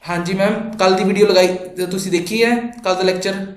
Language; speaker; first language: Hindi; non-native, local second language; Punjabi